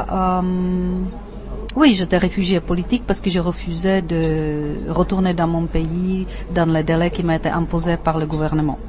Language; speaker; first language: French; non-native, fluent; Czech